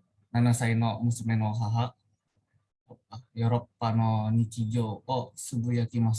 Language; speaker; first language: Japanese; non-native, learner; Indonesian